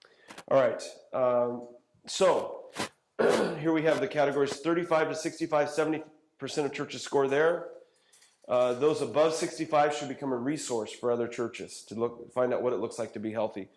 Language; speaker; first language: English; native; English